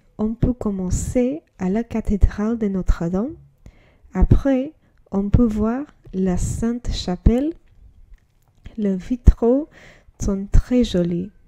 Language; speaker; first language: French; non-native, learner; English